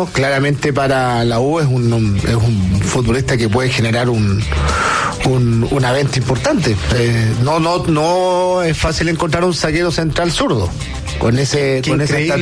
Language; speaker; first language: Spanish; native; Spanish